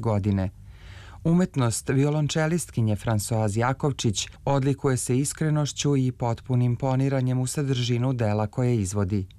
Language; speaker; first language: Serbian; native; Serbian